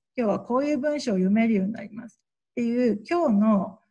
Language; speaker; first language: Japanese; native; Japanese